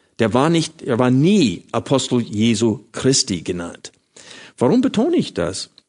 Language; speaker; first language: German; non-native, fluent; English